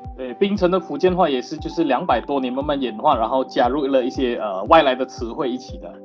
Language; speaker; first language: Chinese; native; Chinese